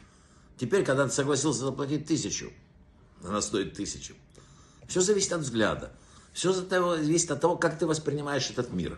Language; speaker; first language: Russian; native; Russian